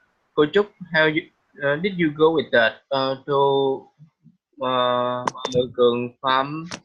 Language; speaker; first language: English; non-native, learner; Vietnamese